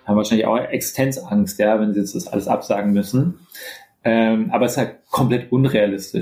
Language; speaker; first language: German; native; German